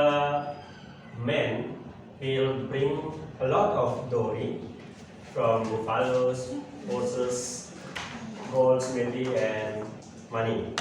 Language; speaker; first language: English; non-native, learner; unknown